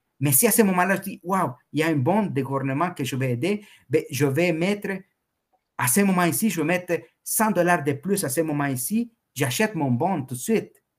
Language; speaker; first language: French; non-native, fluent; Spanish